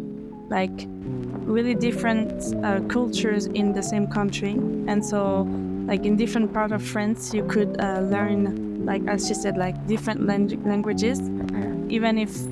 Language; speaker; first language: English; non-native, fluent; French